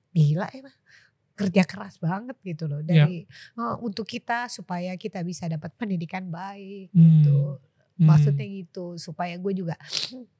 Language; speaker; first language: Indonesian; native; Indonesian